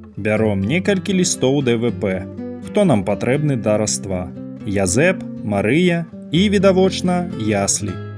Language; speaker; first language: Belarusian; native; Belarusian